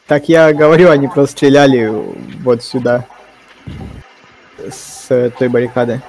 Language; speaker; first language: Russian; native; Russian